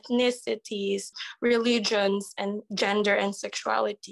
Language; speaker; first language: English; non-native, local second language; Iloko